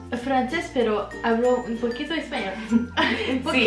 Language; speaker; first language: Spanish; non-native, learner; French